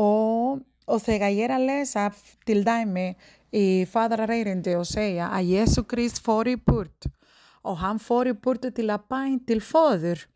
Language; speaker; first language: Icelandic; non-native, learner; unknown